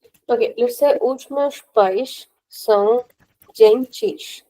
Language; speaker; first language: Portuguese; non-native, fluent; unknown